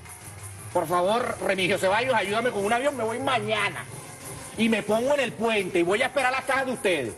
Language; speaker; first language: Spanish; native; Spanish